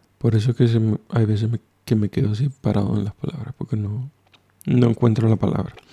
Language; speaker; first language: Spanish; native; Spanish